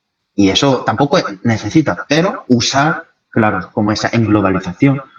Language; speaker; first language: Spanish; non-native, fluent; Korean